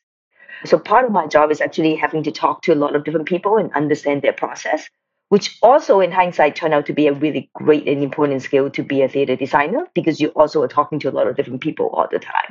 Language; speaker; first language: English; non-native, local second language; Cantonese